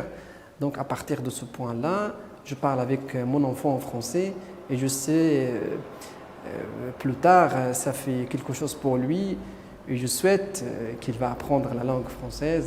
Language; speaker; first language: French; non-native, fluent; Arabic